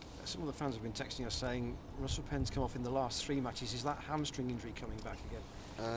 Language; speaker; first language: English; native; English